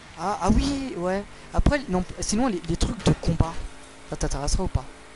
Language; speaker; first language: French; native; French